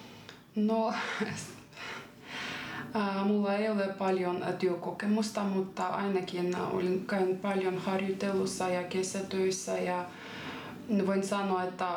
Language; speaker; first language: Finnish; non-native, fluent; Ukrainian